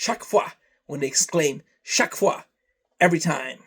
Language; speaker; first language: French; non-native, learner; English